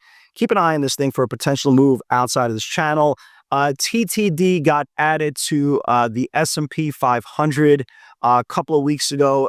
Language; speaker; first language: English; native; English